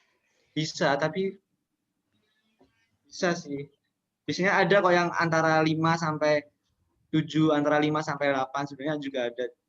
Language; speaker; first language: Indonesian; native; Indonesian